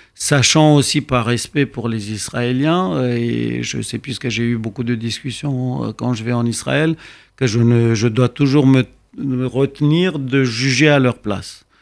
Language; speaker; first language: French; non-native, fluent; Romanian